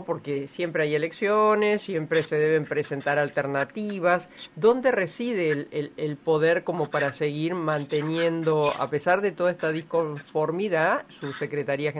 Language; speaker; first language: Spanish; native; Spanish